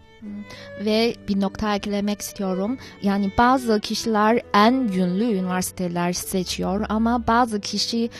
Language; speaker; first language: Turkish; non-native, fluent; Chinese